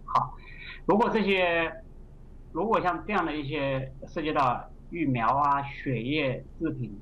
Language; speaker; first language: Chinese; native; Chinese